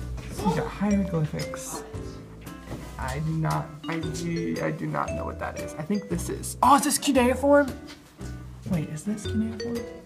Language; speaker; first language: English; native; English